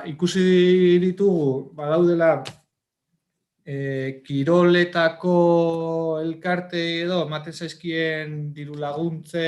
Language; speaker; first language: Basque; native; Basque